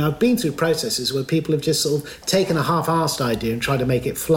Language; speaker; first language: English; native; English